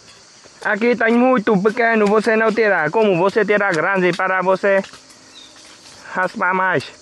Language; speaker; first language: Portuguese; non-native, learner; Vietnamese